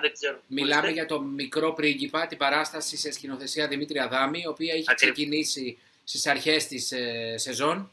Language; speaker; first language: Greek; native; Greek